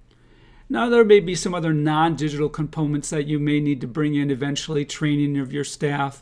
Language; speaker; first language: English; native; English